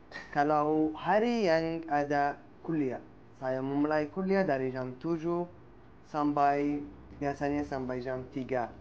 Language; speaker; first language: Indonesian; non-native, fluent; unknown